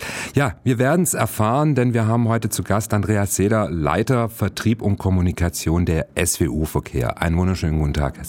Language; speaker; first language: German; native; German